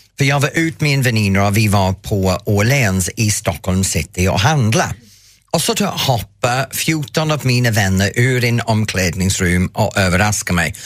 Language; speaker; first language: Swedish; non-native, fluent; English